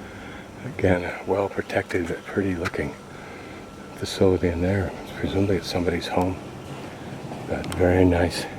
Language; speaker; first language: English; native; English